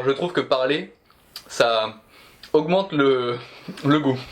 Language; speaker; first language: French; native; French